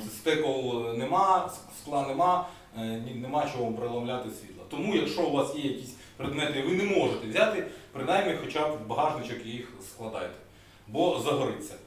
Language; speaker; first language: Ukrainian; non-native, local second language; Russian